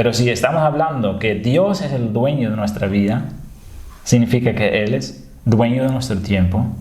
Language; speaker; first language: Spanish; non-native, fluent; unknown